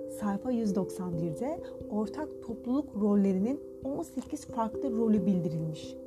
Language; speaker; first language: Turkish; native; Turkish